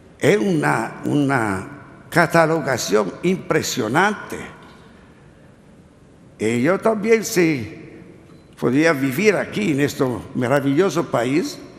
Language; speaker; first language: Spanish; non-native, learner; Italian